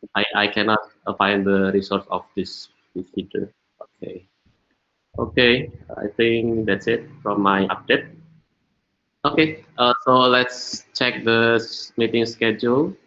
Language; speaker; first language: English; non-native, learner; Indonesian